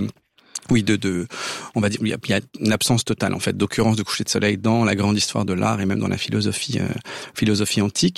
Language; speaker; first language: French; native; French